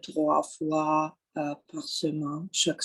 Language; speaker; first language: French; non-native, learner; Russian